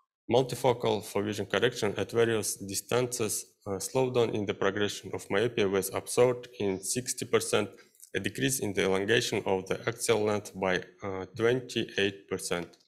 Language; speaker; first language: English; non-native, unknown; Russian